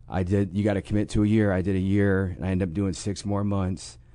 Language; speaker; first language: English; native; English